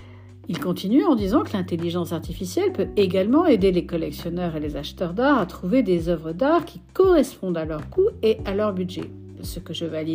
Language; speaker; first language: French; native; French